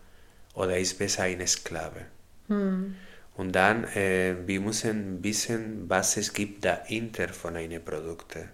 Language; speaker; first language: German; non-native, learner; Spanish